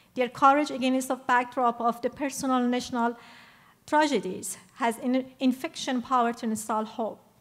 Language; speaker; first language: English; non-native, fluent; Persian